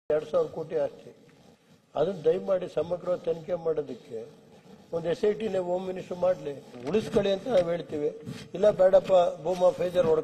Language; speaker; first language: Kannada; native; Kannada